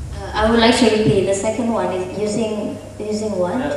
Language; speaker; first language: English; non-native, fluent; Indonesian